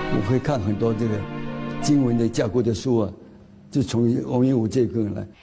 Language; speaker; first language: Chinese; native; Chinese